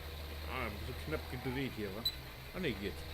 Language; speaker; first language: German; native; German